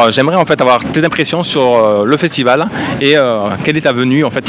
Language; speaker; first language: French; native; French